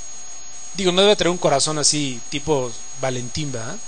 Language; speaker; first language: Spanish; native; Spanish